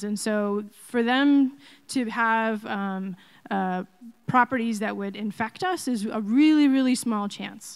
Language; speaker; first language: English; native; English